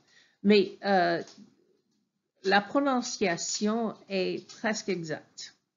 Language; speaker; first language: French; non-native, fluent; English